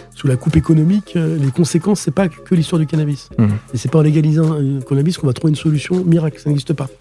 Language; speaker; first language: French; native; French